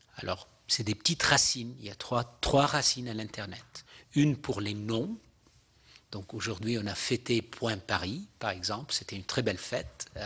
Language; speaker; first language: French; non-native, local second language; Arabic